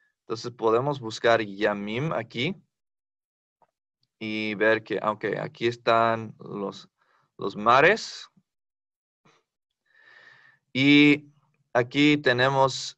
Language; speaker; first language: Spanish; non-native, fluent; English